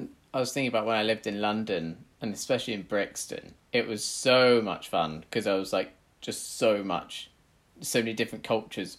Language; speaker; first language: English; native; English